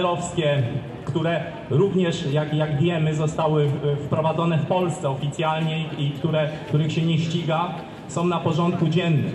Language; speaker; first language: Polish; native; Polish